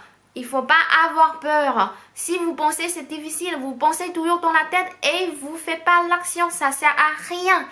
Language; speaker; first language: French; non-native, fluent; Chinese